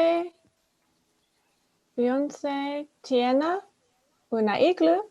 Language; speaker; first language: Spanish; non-native, learner; English